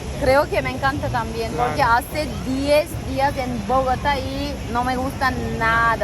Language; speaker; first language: Spanish; non-native, learner; Turkish